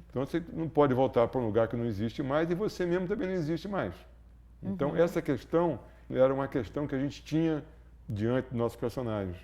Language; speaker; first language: Portuguese; native; Portuguese